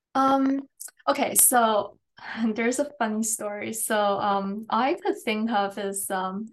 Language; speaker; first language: English; non-native, fluent; Chinese